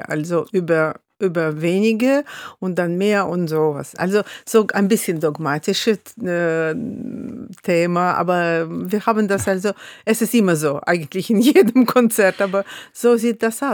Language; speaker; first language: German; non-native, fluent; Russian